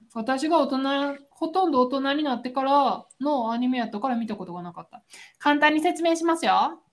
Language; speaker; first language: Japanese; native; Japanese